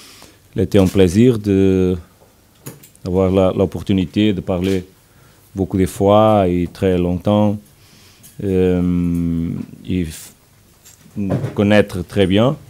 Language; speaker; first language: French; non-native, learner; Portuguese